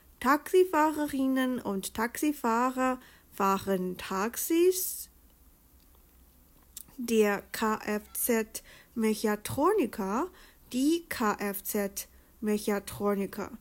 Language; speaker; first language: German; non-native, fluent; Chinese